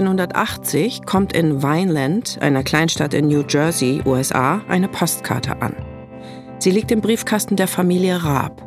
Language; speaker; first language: German; native; German